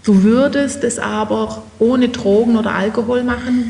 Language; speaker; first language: German; native; German